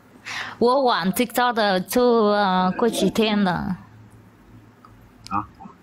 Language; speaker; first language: Chinese; non-native, learner; Vietnamese